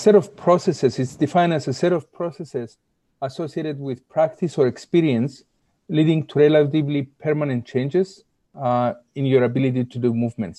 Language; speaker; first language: English; non-native, fluent; Greek